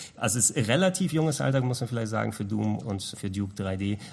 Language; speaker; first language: German; non-native, local second language; Greek